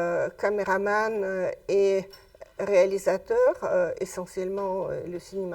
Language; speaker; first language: French; non-native, fluent; Russian